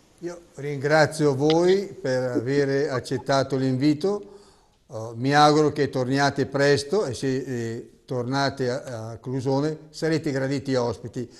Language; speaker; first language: Italian; native; Italian